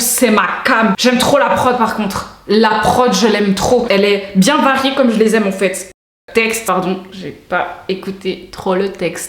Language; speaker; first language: French; native; French